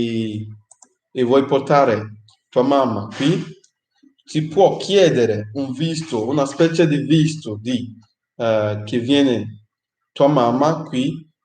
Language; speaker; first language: Italian; non-native, fluent; English